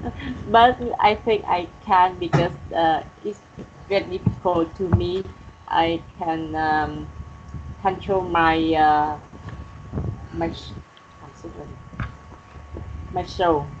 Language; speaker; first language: English; non-native, learner; Vietnamese